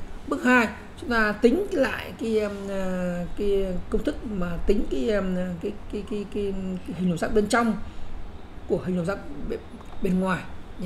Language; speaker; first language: Vietnamese; native; Vietnamese